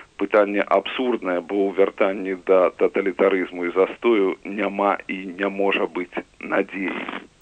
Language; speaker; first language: Belarusian; native; Belarusian